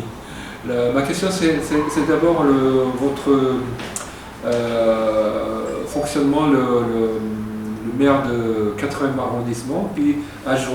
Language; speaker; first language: French; non-native, fluent; Japanese